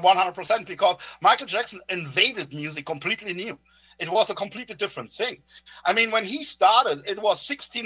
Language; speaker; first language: English; non-native, fluent; German